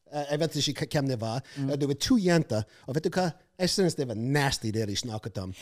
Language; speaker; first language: Norwegian; non-native, fluent; English